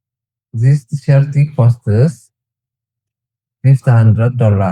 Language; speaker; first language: English; non-native, learner; Tigrinya